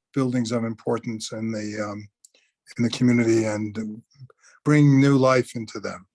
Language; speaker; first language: English; native; English